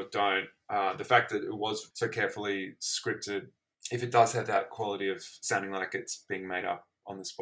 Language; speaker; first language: English; native; English